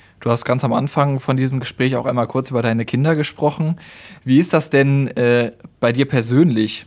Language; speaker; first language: German; native; German